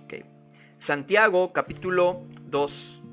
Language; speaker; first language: Spanish; native; Spanish